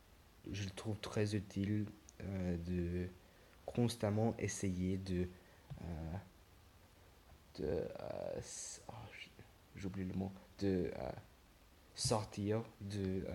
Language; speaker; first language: French; non-native, learner; English